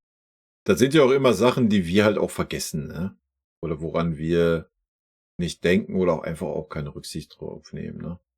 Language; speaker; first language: German; native; German